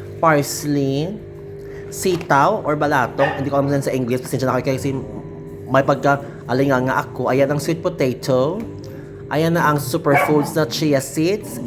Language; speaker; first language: Filipino; non-native, local second language; Hiligaynon